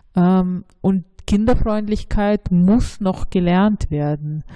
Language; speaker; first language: German; early bilingual, other home language; Russian